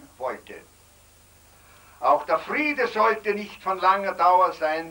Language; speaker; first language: German; native; German